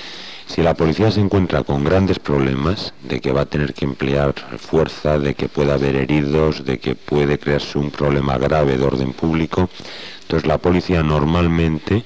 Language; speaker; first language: Spanish; native; Spanish